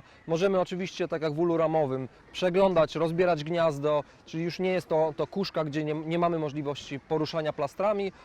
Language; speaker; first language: Polish; native; Polish